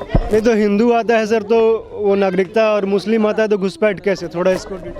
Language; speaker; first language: Hindi; native; Hindi